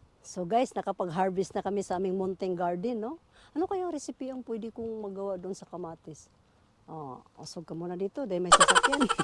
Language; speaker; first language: Filipino; non-native, local second language; Cebuano